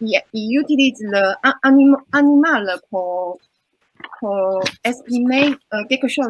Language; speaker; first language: French; non-native, learner; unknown